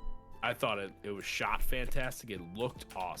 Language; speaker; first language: English; native; English